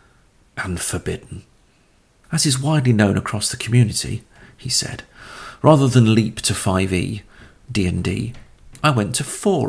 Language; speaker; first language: English; native; English